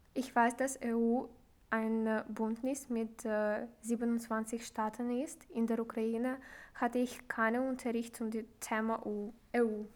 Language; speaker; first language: German; non-native, learner; Ukrainian